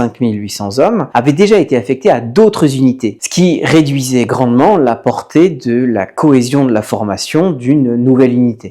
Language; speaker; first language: French; native; French